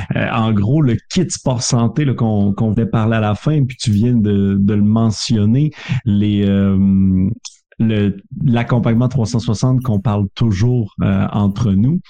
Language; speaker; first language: French; native; French